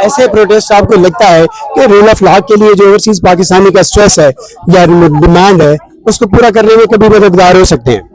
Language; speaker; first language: Urdu; native; Urdu